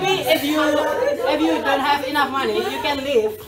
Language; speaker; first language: English; non-native, learner; Indonesian